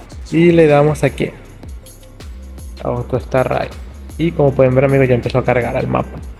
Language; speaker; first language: Spanish; non-native, fluent; Portuguese